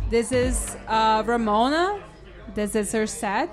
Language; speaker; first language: English; non-native, fluent; Portuguese